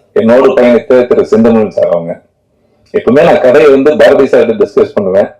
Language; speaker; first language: Tamil; native; Tamil